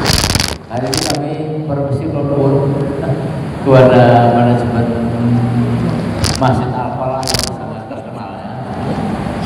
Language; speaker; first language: Indonesian; non-native, local second language; Javanese